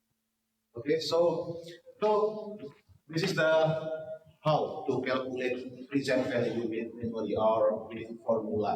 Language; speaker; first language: English; non-native, learner; Indonesian